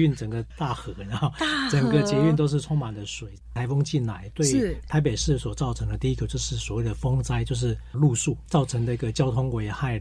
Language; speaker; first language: Chinese; native; Chinese